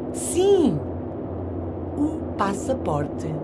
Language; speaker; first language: Portuguese; non-native, learner; English